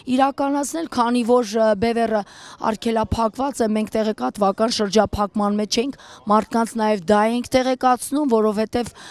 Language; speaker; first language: Armenian; native; Armenian